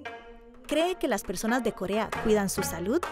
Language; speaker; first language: Spanish; native; Spanish